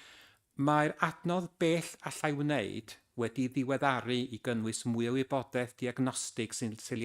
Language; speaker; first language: Welsh; native; Welsh